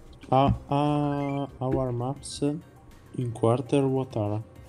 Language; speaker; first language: English; non-native, learner; Italian